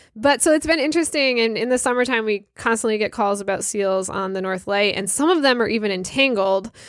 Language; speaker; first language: English; native; English